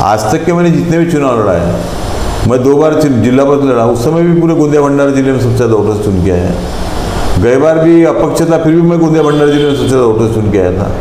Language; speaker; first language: Hindi; non-native, local second language; Marathi